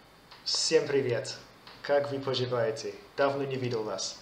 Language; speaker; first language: Russian; non-native, fluent; English